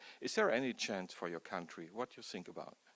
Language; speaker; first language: English; non-native, learner; German